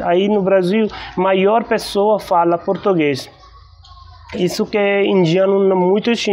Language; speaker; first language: Portuguese; non-native, learner; Hindi